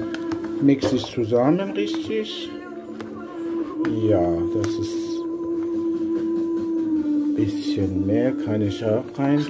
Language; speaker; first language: German; non-native, learner; Persian